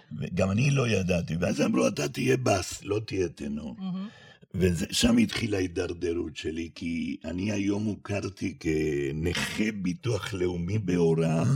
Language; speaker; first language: Hebrew; non-native, fluent; Spanish